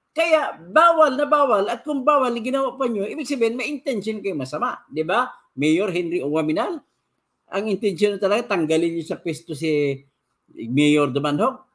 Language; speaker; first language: Filipino; non-native, local second language; Cebuano